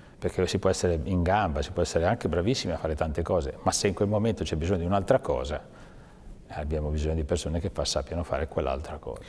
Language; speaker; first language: Italian; native; Italian